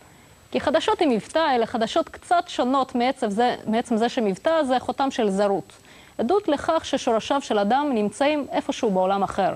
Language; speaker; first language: Hebrew; non-native, local second language; Russian